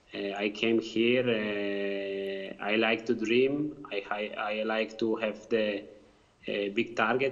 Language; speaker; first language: English; non-native, fluent; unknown